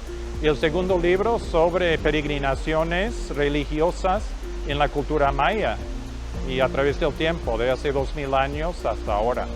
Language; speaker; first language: Spanish; non-native, fluent; English